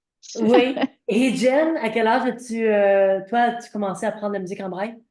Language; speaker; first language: French; native; French